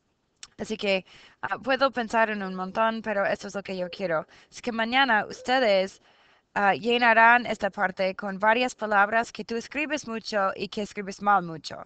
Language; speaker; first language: Spanish; non-native, fluent; English